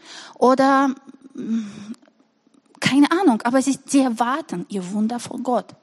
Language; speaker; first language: German; non-native, fluent; Russian